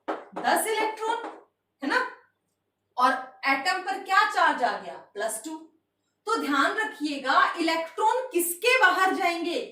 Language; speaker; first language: Hindi; native; Hindi